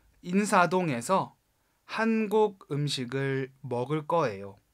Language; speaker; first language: Korean; non-native, fluent; Chinese